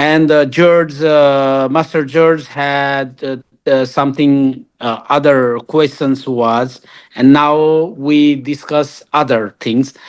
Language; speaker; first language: English; non-native, learner; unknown